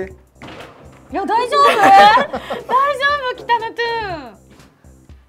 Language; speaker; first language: Japanese; native; Japanese